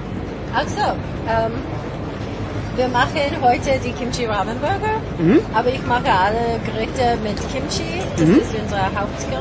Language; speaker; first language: German; non-native, learner; Korean